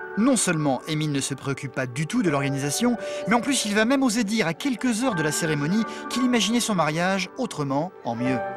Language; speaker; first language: French; native; French